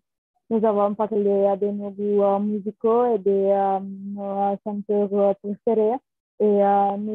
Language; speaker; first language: French; non-native, learner; Italian